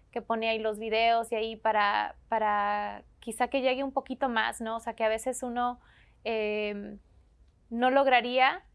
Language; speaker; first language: Spanish; native; Spanish